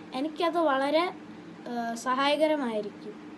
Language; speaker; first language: Malayalam; non-native, learner; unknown